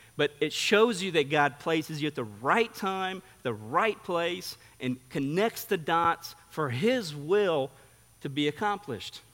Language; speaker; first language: English; early bilingual, heritage; English